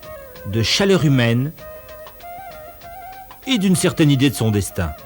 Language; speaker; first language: French; native; French